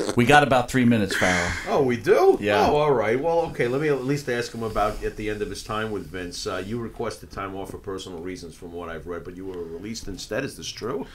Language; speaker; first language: English; native; English